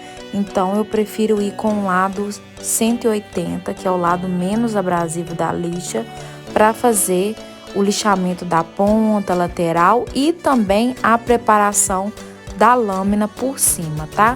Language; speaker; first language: Portuguese; native; Portuguese